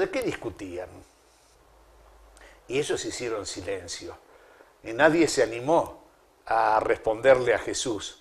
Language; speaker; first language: Spanish; native; Spanish